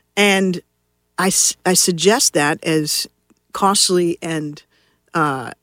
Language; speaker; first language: English; native; English